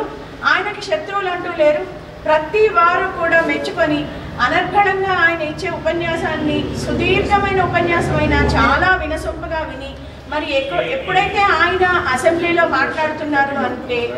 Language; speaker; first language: Telugu; native; Telugu